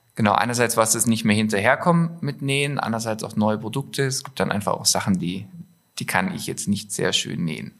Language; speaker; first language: German; native; German